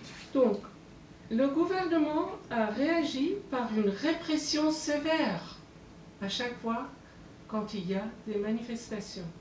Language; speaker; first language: French; non-native, fluent; Persian